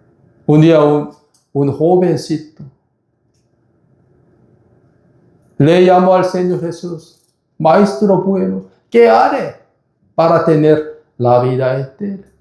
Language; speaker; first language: Spanish; non-native, fluent; Korean